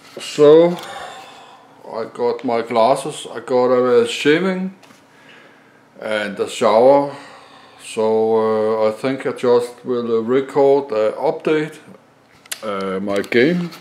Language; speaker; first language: English; non-native, learner; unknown